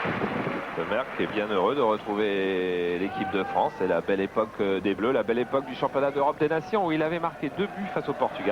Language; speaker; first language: French; native; French